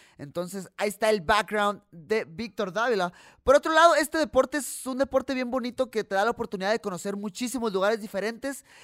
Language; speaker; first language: Spanish; native; Spanish